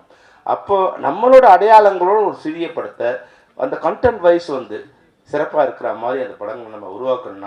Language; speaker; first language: Tamil; native; Tamil